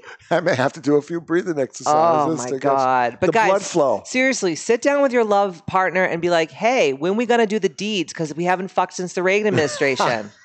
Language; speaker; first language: English; native; English